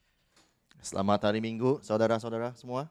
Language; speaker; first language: Indonesian; native; Indonesian